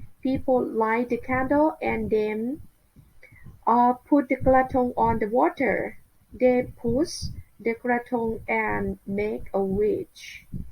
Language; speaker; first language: English; non-native, learner; Thai